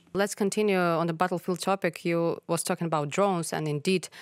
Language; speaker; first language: English; non-native, fluent; Ukrainian